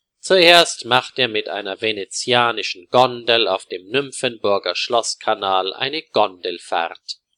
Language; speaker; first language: German; native; German